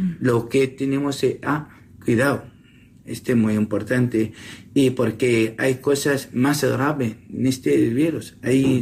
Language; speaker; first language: Spanish; non-native, learner; Assyrian Neo-Aramaic